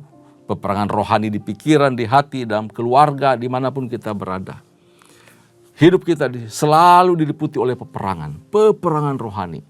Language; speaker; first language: Indonesian; native; Indonesian